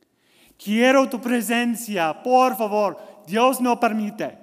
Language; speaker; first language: Spanish; non-native, learner; English